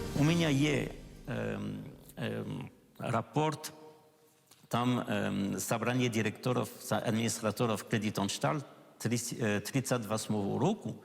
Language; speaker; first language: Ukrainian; non-native, learner; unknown